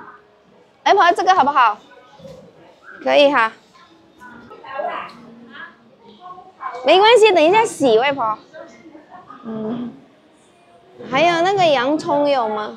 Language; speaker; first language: Chinese; non-native, fluent; Indonesian